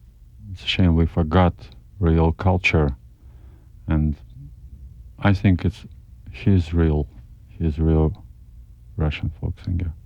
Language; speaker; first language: English; non-native, learner; Russian